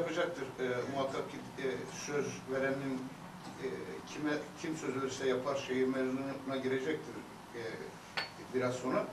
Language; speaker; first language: Turkish; native; Turkish